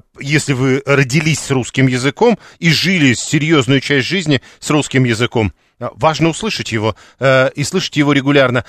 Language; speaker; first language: Russian; native; Russian